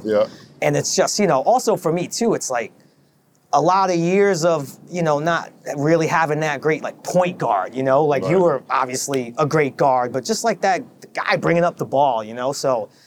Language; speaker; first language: English; native; English